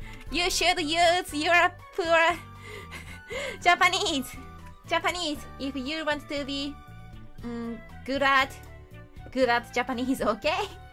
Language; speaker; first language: English; non-native, learner; Japanese